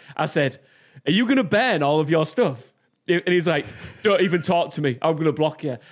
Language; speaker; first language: English; native; English